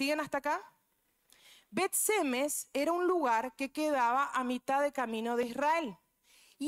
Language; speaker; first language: Spanish; native; Spanish